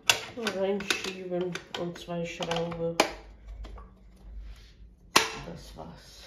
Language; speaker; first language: German; non-native, fluent; Bosnian